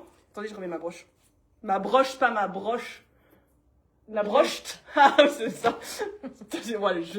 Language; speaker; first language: French; native; French